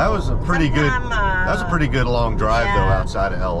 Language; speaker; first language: English; native; English